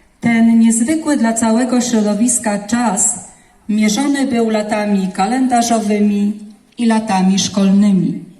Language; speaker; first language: Polish; native; Polish